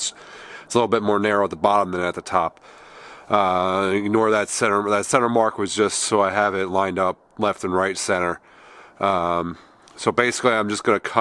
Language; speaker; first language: English; native; English